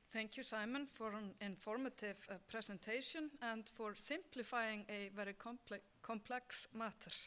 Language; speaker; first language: English; non-native, fluent; Icelandic